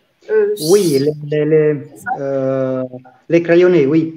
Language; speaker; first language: French; non-native, learner; Italian